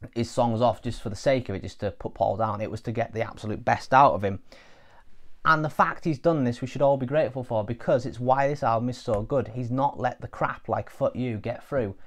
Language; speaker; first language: English; native; English